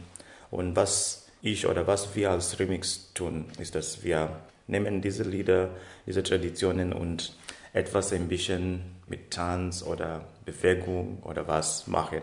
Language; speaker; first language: German; non-native, learner; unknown